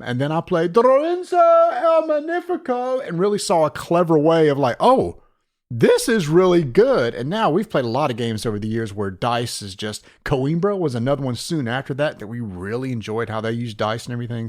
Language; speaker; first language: English; native; English